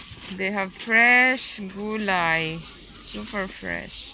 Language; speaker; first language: English; non-native, learner; Filipino